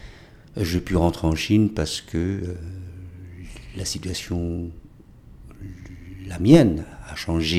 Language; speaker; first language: French; non-native, fluent; Chinese